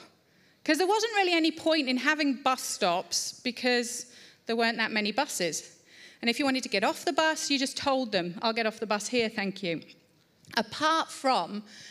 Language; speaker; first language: English; native; English